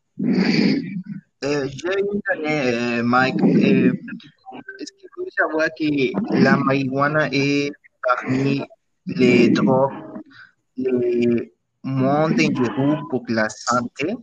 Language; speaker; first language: French; non-native, learner; Spanish